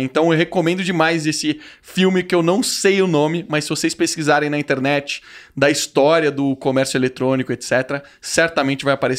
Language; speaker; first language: Portuguese; native; Portuguese